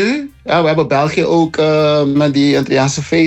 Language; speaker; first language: Dutch; non-native, local second language; Papiamento